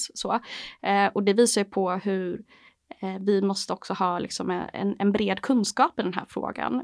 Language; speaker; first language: Swedish; native; Swedish